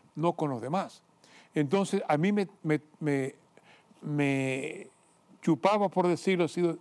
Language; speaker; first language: Spanish; native; Spanish